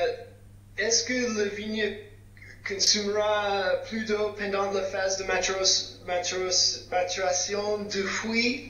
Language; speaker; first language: French; non-native, fluent; English